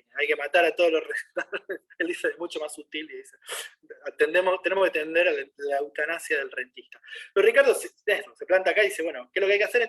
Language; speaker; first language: Spanish; native; Spanish